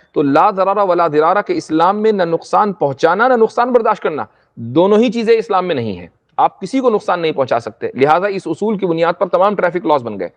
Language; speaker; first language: Urdu; native; Urdu